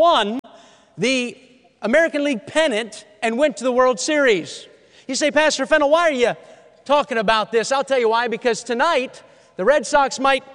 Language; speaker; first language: English; native; English